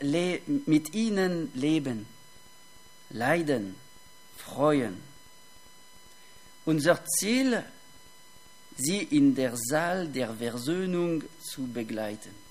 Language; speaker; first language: German; non-native, fluent; French